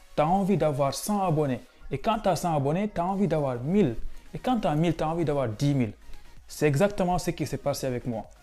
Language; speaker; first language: French; non-native, local second language; Wolof